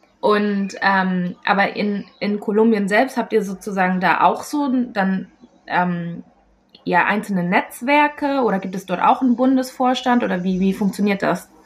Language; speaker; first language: German; native; German